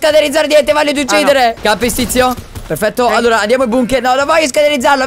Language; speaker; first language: Italian; native; Italian